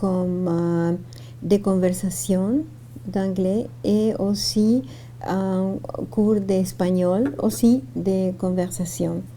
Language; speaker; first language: French; non-native, fluent; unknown